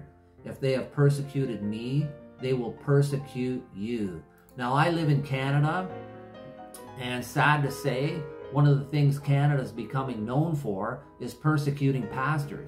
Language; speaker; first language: English; native; English